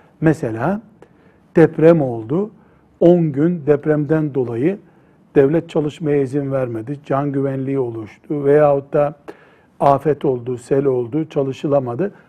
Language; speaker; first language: Turkish; native; Turkish